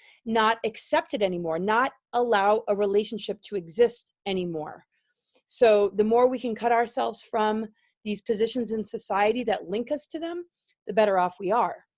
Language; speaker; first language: English; native; English